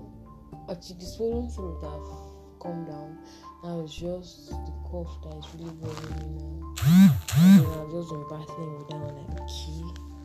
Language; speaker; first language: English; non-native, local second language; Yoruba